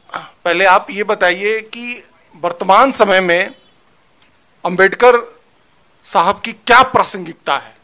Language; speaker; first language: Hindi; native; Hindi